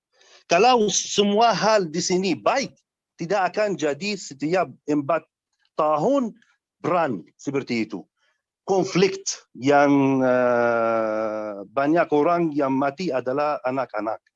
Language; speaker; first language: Indonesian; non-native, fluent; Arabic